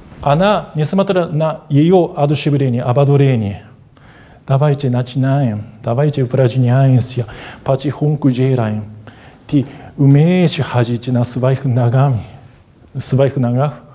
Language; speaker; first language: Russian; non-native, fluent; Japanese